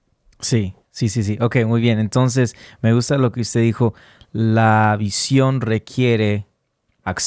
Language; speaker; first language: Spanish; early bilingual, heritage; Spanish